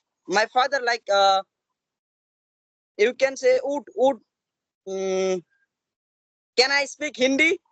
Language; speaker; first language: English; non-native, learner; Assamese